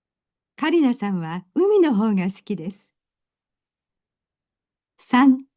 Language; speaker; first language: Japanese; non-native, learner; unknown